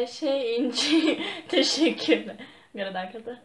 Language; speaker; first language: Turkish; non-native, learner; Lithuanian